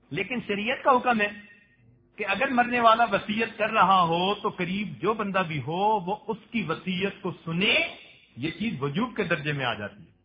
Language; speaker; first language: Urdu; non-native, local second language; Punjabi